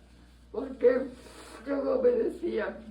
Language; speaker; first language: Spanish; native; Spanish